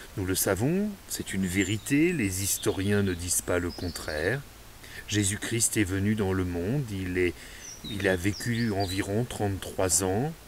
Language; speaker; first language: French; native; French